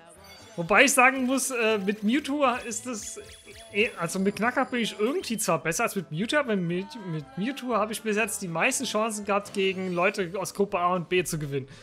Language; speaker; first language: German; native; German